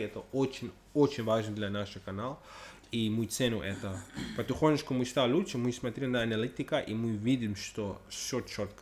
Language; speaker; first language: Russian; non-native, learner; English